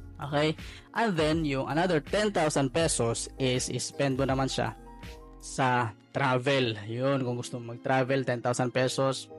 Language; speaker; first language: Filipino; non-native, local second language; Cebuano